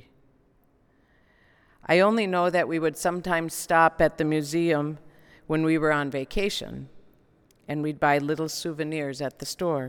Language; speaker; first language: English; native; English